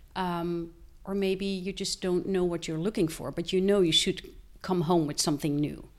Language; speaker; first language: English; non-native, fluent; Dutch